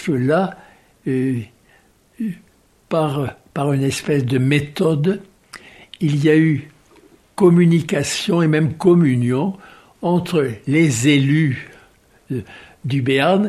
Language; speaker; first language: French; native; French